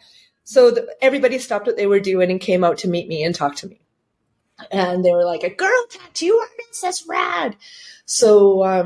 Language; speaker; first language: English; native; English